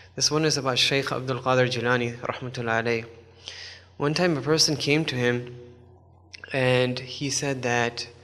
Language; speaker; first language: English; native; English